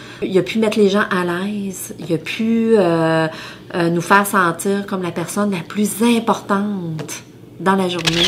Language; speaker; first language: French; native; French